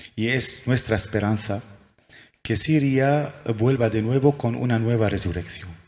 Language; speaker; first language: Spanish; non-native, fluent; Arabic